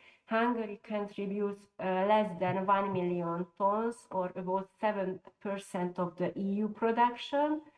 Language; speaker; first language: English; non-native, fluent; Hungarian